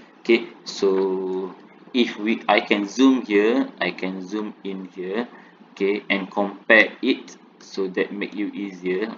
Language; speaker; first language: English; non-native, local second language; Malay